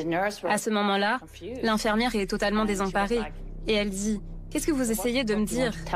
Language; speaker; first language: French; native; French